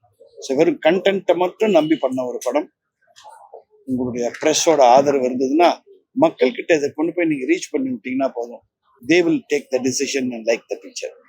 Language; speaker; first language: Tamil; native; Tamil